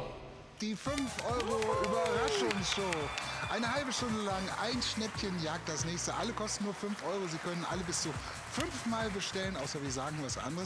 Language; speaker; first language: German; native; German